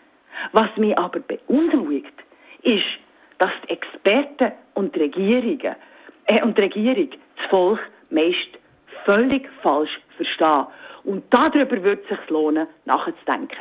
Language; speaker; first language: German; native; German